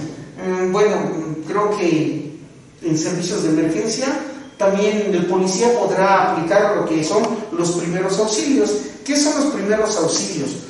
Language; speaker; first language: Spanish; native; Spanish